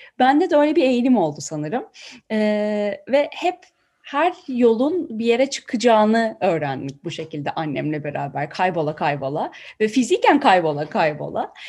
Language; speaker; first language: Turkish; native; Turkish